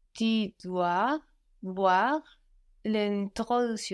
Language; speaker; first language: French; non-native, learner; English